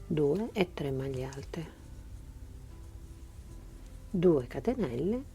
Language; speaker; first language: Italian; native; Italian